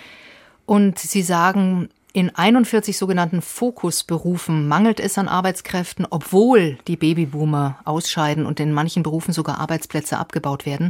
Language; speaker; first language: German; native; German